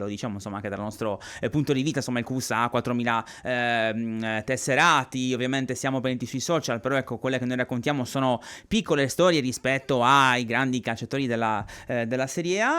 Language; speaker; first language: Italian; native; Italian